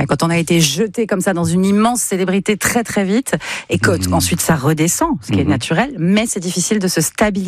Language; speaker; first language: French; native; French